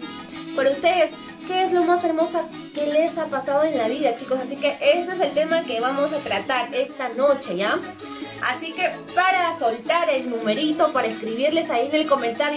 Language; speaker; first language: Spanish; native; Spanish